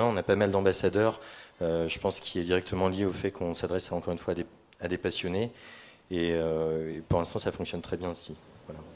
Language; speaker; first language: French; native; French